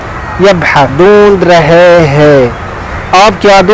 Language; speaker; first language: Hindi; non-native, fluent; Arabic